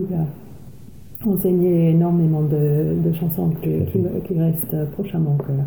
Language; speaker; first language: French; non-native, fluent; English